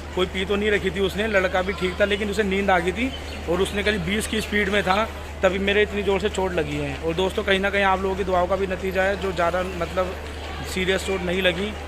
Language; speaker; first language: Hindi; native; Hindi